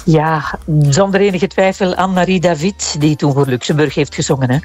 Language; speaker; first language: Dutch; native; Dutch